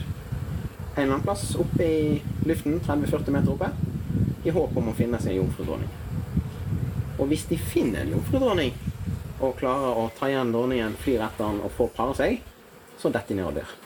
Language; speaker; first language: Norwegian; native; Norwegian